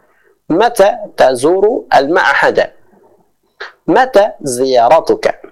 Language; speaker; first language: Arabic; non-native, fluent; Indonesian